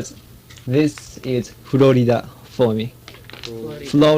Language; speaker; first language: English; non-native, learner; Japanese